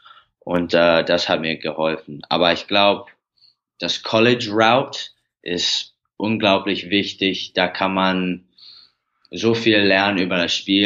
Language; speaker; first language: German; early bilingual, heritage; English